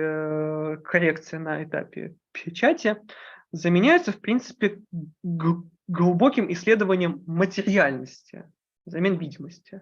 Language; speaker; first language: Russian; native; Russian